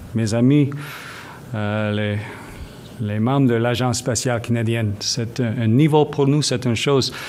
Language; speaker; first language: French; non-native, fluent; English